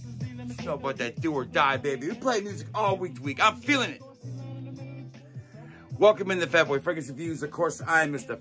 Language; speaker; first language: English; native; English